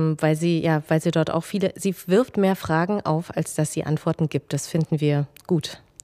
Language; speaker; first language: German; non-native, fluent; Russian